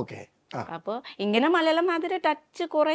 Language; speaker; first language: Malayalam; non-native, learner; Nepali